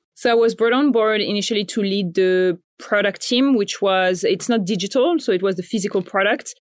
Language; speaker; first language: English; non-native, fluent; French